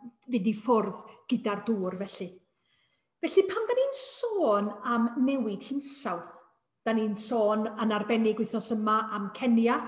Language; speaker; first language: Welsh; native; Welsh